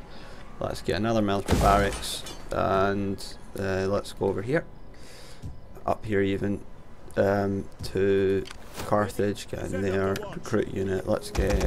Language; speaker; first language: English; native; English